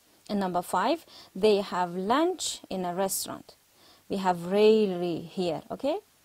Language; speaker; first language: English; non-native, fluent; Persian